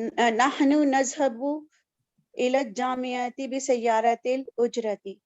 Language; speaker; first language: Arabic; non-native, learner; Urdu